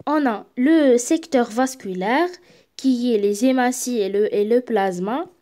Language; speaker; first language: French; non-native, local second language; Arabic